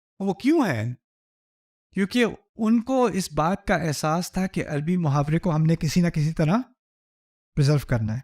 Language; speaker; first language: Urdu; early bilingual, heritage; Urdu